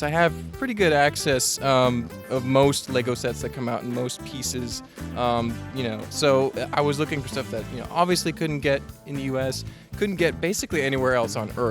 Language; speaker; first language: English; native; English